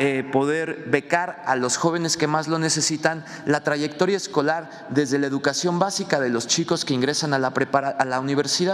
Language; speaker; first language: Spanish; native; Spanish